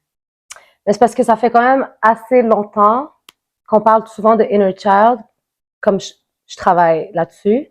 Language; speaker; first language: French; native; French